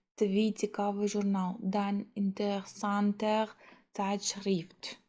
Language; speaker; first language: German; non-native, fluent; Ukrainian